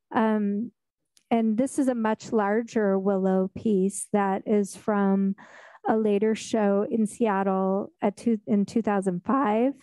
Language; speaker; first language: English; native; English